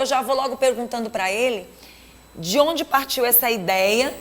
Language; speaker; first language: Portuguese; native; Portuguese